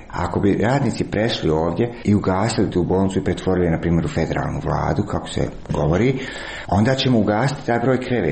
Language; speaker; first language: Serbian; native; Serbian